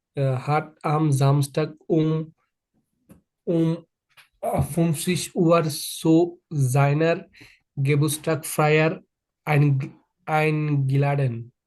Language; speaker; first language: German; non-native, learner; Bangla